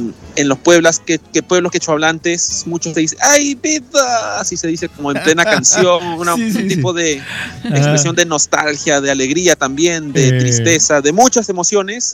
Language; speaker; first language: Spanish; native; Spanish